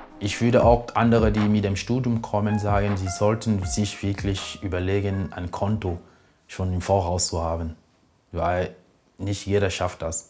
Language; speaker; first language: German; non-native, fluent; French